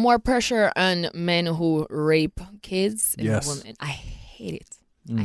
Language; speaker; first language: English; non-native, local second language; Jamaican Creole English